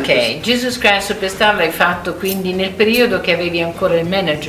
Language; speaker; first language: Italian; native; Italian